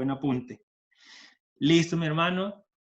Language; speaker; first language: Spanish; native; Spanish